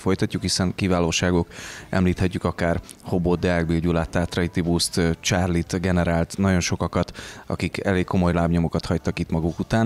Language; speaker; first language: Hungarian; native; Hungarian